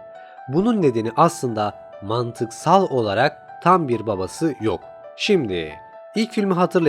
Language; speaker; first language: Turkish; native; Turkish